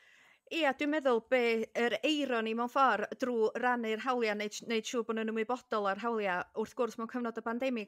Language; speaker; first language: Welsh; native; Welsh